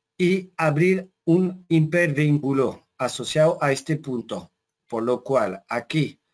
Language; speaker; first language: Spanish; non-native, fluent; French